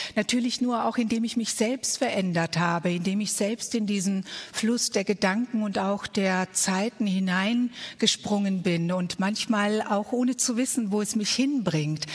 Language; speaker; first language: German; early bilingual, other home language; Croatian